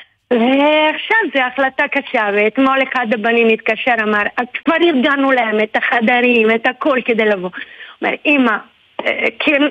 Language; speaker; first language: Hebrew; non-native, fluent; Italian